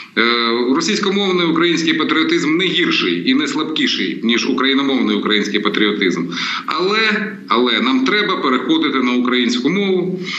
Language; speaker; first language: Ukrainian; non-native, local second language; Russian